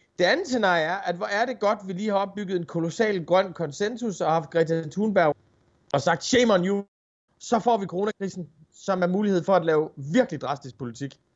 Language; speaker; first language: Danish; native; Danish